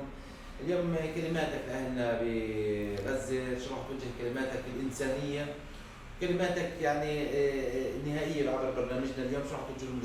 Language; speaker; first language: Arabic; native; Arabic